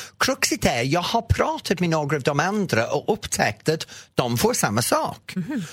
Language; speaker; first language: Swedish; non-native, fluent; English